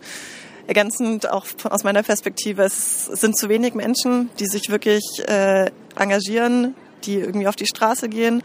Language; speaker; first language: German; native; German